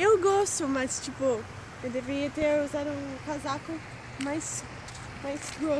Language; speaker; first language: Portuguese; non-native, fluent; English